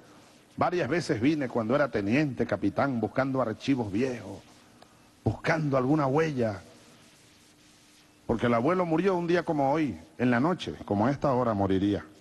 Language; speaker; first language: Spanish; native; Spanish